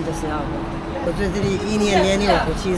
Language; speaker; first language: Chinese; non-native, learner; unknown